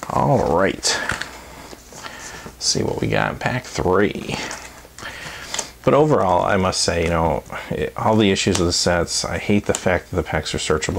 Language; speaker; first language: English; native; English